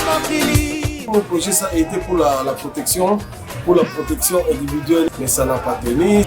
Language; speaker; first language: French; non-native, local second language; Swahili